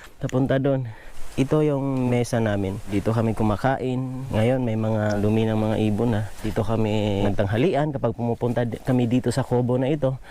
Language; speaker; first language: Filipino; non-native, local second language; Cebuano